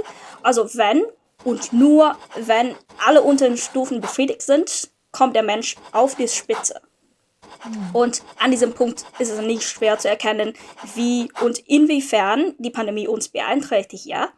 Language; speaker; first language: German; non-native, fluent; Vietnamese